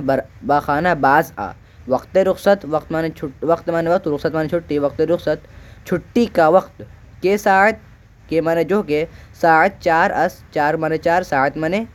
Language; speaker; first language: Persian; non-native, fluent; Urdu